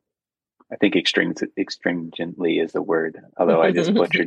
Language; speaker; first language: English; native; English